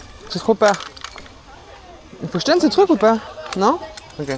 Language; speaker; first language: French; native; French